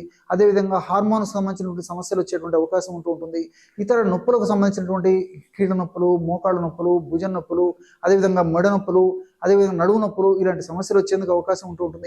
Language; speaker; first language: Telugu; native; Telugu